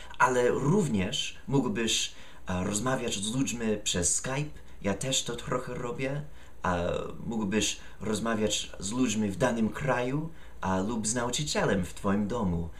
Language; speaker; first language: Polish; non-native, fluent; English